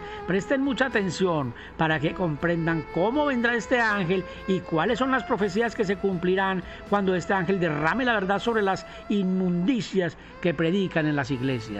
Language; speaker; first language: Spanish; native; Spanish